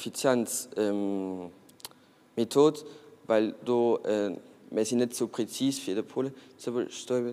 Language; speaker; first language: German; non-native, learner; Portuguese